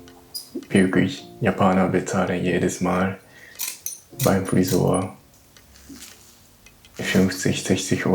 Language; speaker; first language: German; non-native, learner; Japanese